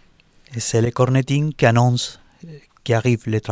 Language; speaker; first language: French; non-native, learner; Spanish